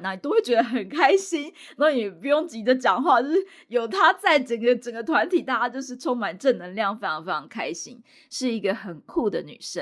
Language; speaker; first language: Chinese; native; Chinese